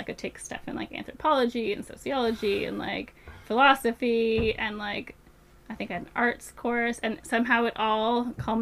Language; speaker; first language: English; native; English